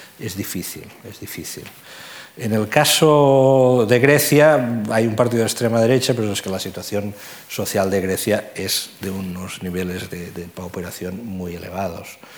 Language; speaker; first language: Spanish; non-native, local second language; Catalan